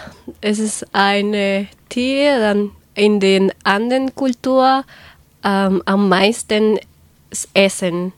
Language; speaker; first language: German; non-native, learner; Spanish